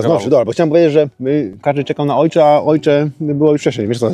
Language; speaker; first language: Polish; native; Polish